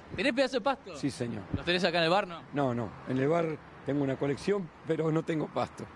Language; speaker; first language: Spanish; native; Spanish